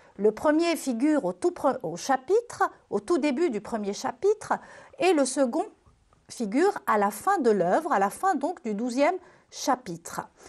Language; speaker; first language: French; non-native, local second language; Arabic